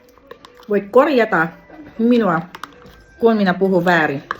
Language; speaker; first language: Finnish; non-native, learner; Filipino